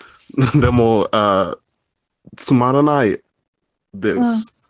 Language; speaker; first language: Japanese; non-native, learner; English